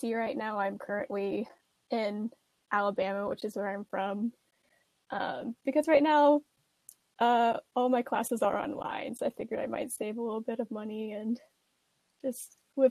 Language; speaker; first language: English; native; English